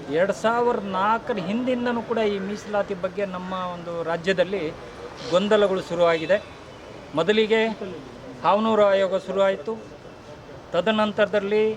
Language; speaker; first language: Kannada; non-native, local second language; Lambadi